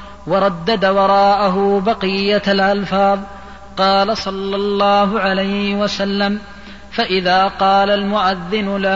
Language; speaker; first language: Arabic; native; Arabic